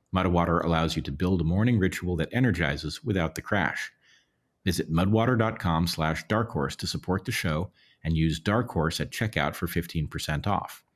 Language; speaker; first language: English; native; English